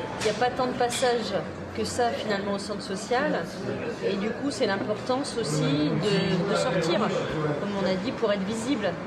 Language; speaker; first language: French; native; French